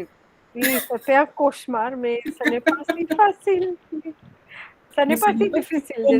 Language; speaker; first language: French; non-native, fluent; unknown